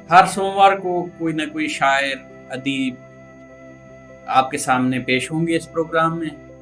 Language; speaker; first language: Urdu; non-native, local second language; Punjabi